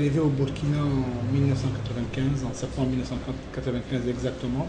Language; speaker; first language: French; non-native, local second language; Arabic